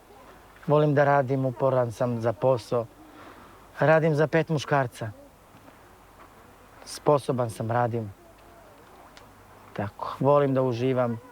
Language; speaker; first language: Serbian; non-native, local second language; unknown